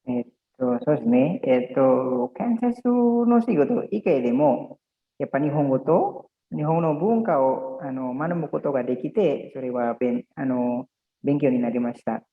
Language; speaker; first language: Japanese; non-native, learner; Indonesian